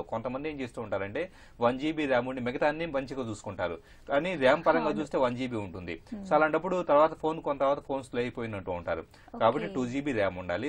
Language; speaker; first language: Telugu; native; Telugu